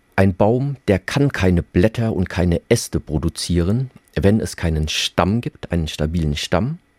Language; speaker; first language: German; early bilingual, other home language; Vietnamese